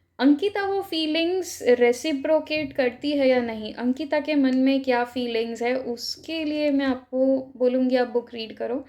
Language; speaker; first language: Hindi; native; Hindi